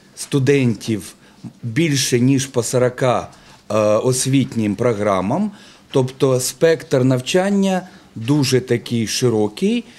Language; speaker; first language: Ukrainian; non-native, local second language; Russian